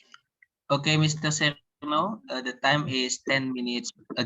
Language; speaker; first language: English; non-native, learner; Indonesian